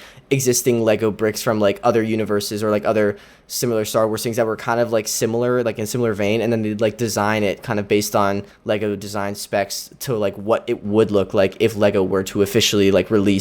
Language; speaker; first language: English; native; English